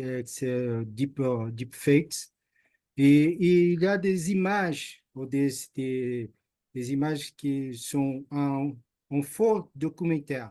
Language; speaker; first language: French; non-native, learner; Portuguese